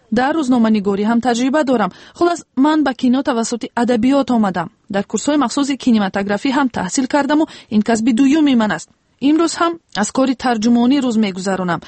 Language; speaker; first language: Persian; native; Persian